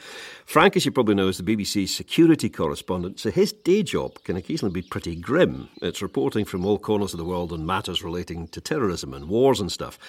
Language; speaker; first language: English; native; English